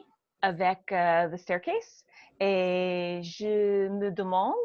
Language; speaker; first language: French; non-native, learner; English